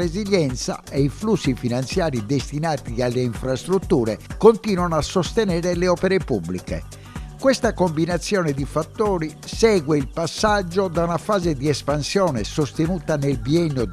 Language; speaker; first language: Italian; native; Italian